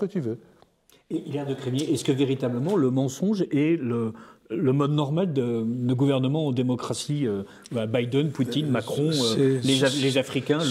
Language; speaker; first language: French; native; French